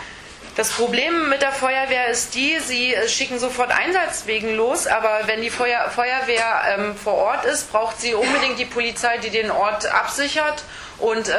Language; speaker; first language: German; native; German